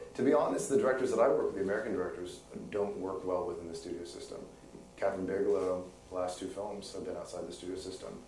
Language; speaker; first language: English; native; English